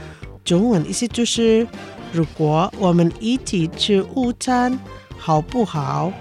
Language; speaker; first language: Chinese; non-native, learner; Indonesian